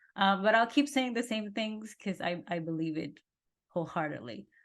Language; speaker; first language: English; non-native, fluent; Indonesian